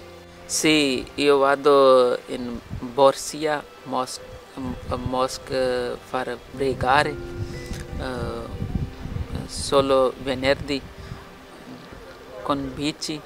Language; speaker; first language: Italian; non-native, learner; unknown